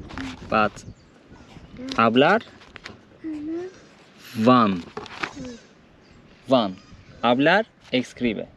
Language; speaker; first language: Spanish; non-native, learner; Turkish